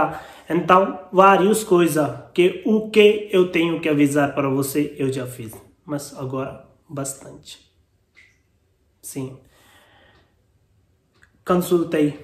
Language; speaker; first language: Portuguese; non-native, learner; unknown